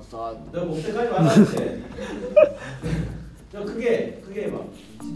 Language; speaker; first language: Korean; native; Korean